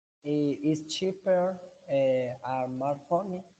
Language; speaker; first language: English; non-native, learner; Spanish